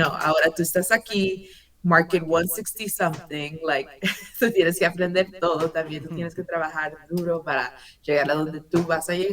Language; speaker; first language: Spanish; early bilingual, heritage; English